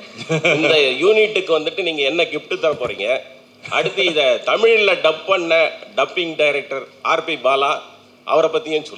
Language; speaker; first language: Tamil; native; Tamil